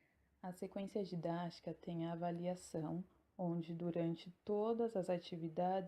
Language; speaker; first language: Portuguese; native; Portuguese